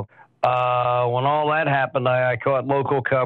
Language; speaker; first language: English; native; English